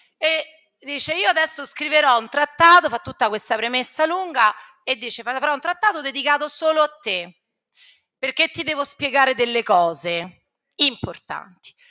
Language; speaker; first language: Italian; native; Italian